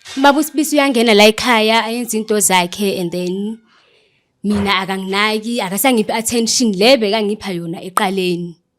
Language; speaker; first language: Zulu; native; Zulu